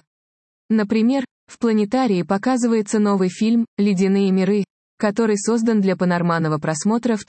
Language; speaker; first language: Russian; native; Russian